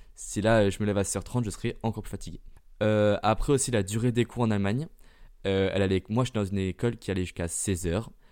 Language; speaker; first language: French; early bilingual, heritage; French